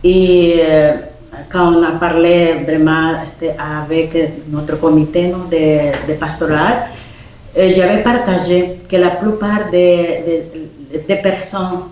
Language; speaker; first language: French; non-native, fluent; Spanish